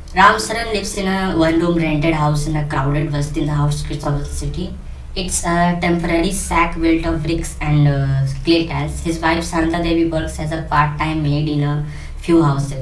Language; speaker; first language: English; non-native, local second language; Hindi